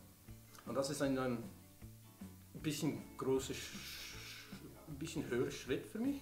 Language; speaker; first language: German; non-native, learner; English